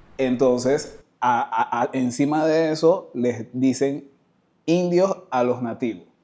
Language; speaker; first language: Spanish; native; Spanish